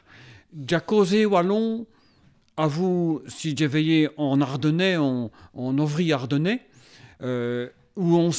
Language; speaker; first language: French; native; French